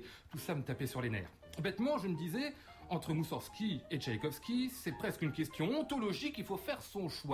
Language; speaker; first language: French; native; French